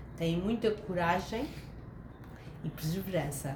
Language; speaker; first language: Portuguese; native; Portuguese